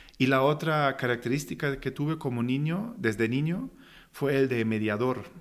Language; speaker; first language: Spanish; non-native, fluent; German